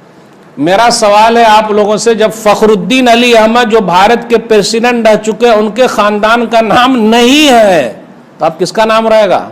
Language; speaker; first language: Hindi; native; Hindi